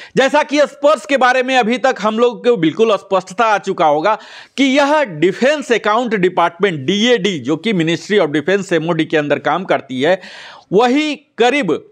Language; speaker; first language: Hindi; native; Hindi